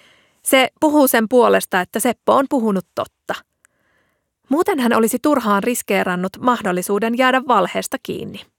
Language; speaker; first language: Finnish; native; Finnish